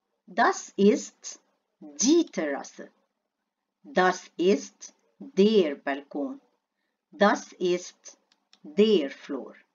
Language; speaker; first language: German; non-native, fluent; Arabic